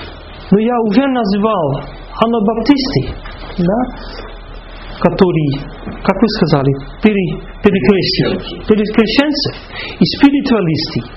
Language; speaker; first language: Russian; non-native, fluent; Dutch